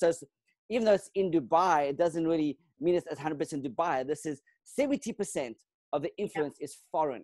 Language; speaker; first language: English; non-native, local second language; Kabuverdianu